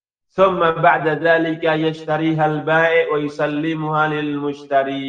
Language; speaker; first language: Arabic; non-native, fluent; Indonesian